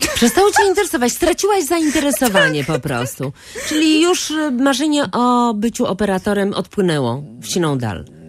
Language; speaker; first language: Polish; native; Polish